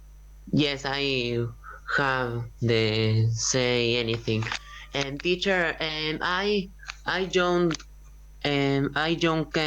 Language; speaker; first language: English; non-native, learner; Spanish